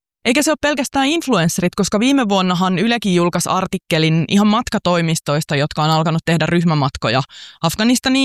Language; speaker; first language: Finnish; native; Finnish